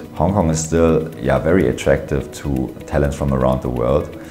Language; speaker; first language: English; non-native, fluent; German